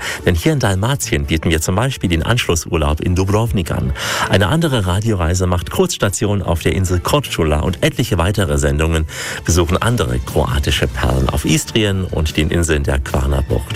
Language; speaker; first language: German; native; German